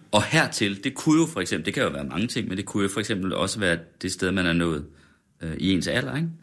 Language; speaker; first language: Danish; native; Danish